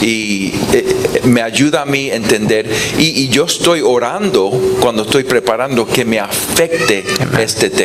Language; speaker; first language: Spanish; non-native, fluent; English